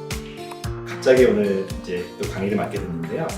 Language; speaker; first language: Korean; native; Korean